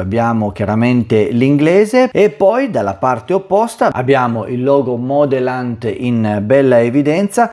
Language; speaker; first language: Italian; native; Italian